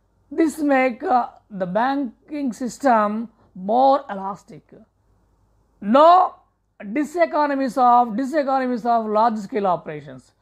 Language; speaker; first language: English; non-native, local second language; Telugu